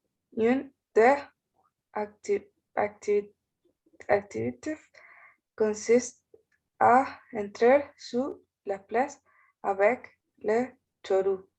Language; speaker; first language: French; non-native, learner; Spanish